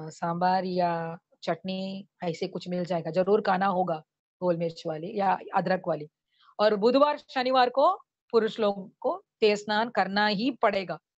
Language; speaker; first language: Hindi; non-native, local second language; Tamil